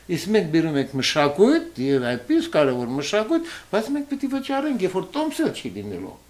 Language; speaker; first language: Armenian; early bilingual, heritage; Armenian